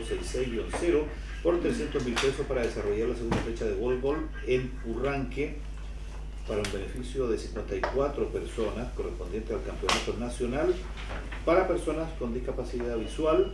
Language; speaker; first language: Spanish; native; Spanish